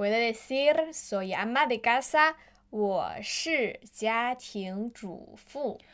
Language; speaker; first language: Spanish; non-native, fluent; Chinese